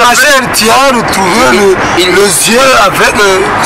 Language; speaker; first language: French; non-native, learner; Rundi